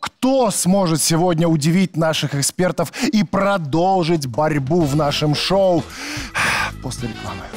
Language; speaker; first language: Russian; native; Russian